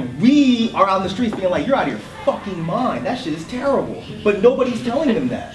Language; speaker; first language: English; native; English